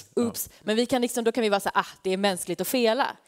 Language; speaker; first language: Swedish; native; Swedish